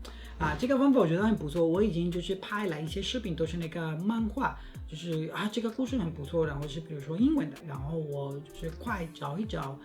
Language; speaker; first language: Chinese; non-native, fluent; Spanish